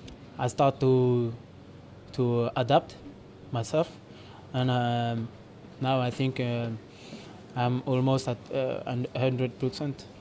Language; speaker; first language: English; non-native, fluent; French